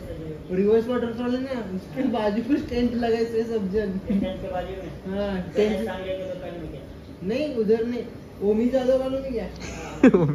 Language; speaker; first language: Hindi; non-native, local second language; Marathi